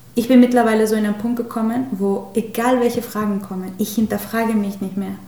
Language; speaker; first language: German; non-native, fluent; Spanish